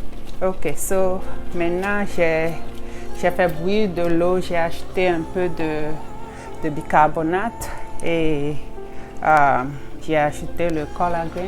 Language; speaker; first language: French; non-native, local second language; Ewe